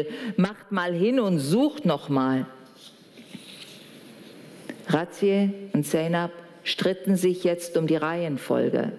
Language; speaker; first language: German; native; German